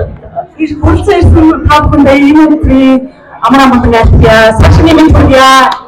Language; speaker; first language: German; non-native, learner; Mongolian